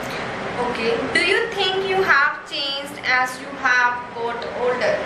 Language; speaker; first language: English; non-native, local second language; Punjabi